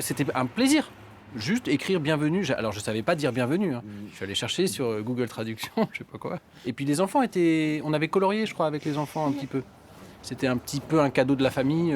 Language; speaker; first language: French; native; French